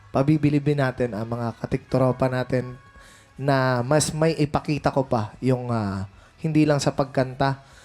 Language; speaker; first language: Filipino; native; Filipino